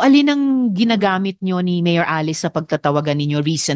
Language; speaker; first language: Filipino; native; Filipino